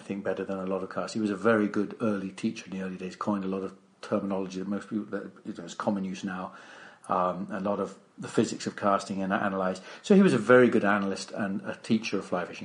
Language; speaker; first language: English; native; English